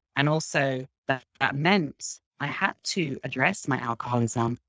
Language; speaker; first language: English; native; English